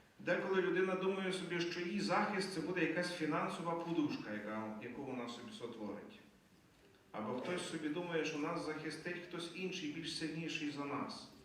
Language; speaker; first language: Ukrainian; native; Ukrainian